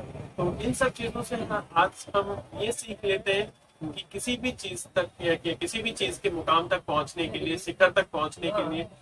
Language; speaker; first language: Hindi; native; Hindi